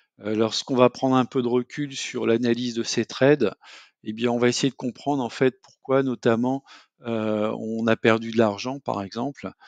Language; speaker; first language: French; native; French